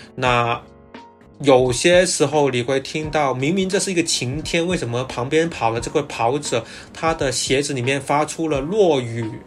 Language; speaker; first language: Chinese; non-native, local second language; Cantonese